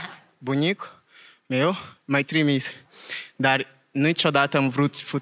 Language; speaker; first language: Romanian; non-native, learner; Portuguese